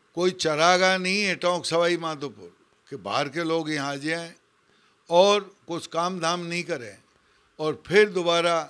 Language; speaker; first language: Hindi; native; Hindi